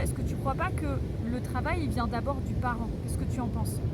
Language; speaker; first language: French; native; French